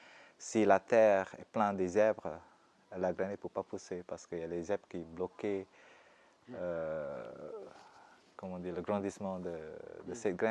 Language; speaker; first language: French; non-native, fluent; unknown